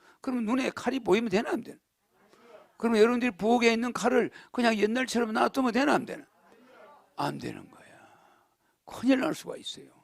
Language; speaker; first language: Korean; native; Korean